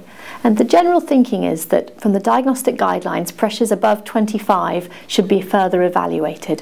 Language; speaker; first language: English; native; English